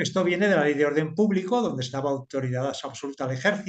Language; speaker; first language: Spanish; native; Spanish